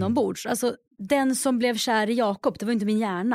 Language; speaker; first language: Swedish; native; Swedish